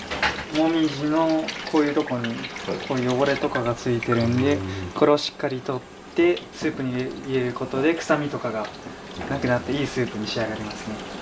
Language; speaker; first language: Japanese; native; Japanese